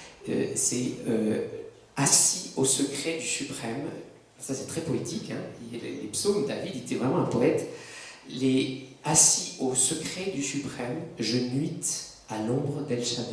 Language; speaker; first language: French; native; French